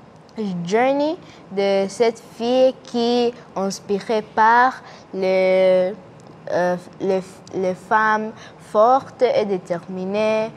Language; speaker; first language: French; non-native, learner; English